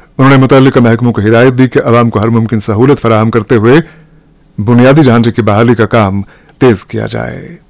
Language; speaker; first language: Hindi; non-native, local second language; Kashmiri